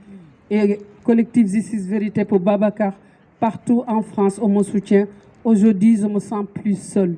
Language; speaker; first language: French; non-native, local second language; Wolof